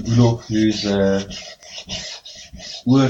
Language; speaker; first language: English; native; English